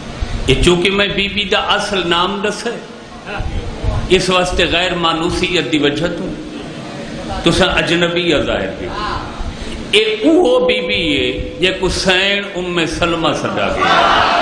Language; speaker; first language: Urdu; non-native, local second language; Punjabi